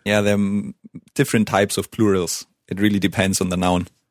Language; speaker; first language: English; non-native, fluent; German